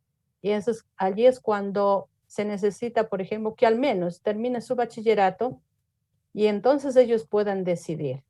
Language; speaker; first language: Spanish; native; Spanish